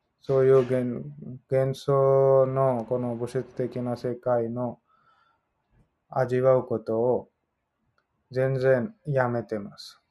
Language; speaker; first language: Japanese; non-native, learner; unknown